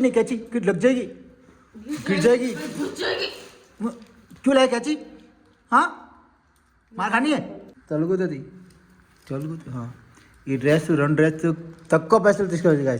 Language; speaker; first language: Telugu; non-native, learner; Hindi